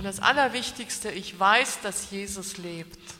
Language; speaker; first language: German; native; German